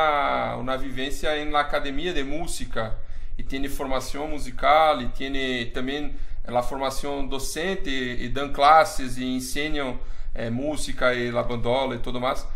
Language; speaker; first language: Spanish; non-native, fluent; Portuguese